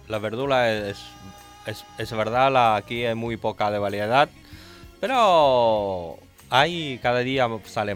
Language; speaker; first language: Spanish; non-native, learner; Chinese